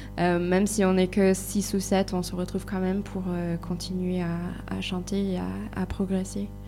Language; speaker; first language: French; non-native, fluent; English